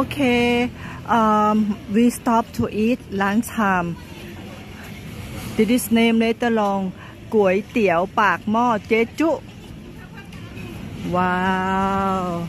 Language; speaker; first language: English; non-native, learner; Thai